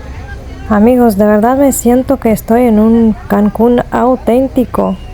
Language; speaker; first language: Spanish; non-native, fluent; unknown